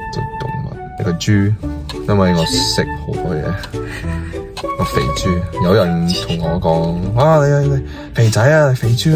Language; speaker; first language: Cantonese; non-native, learner; English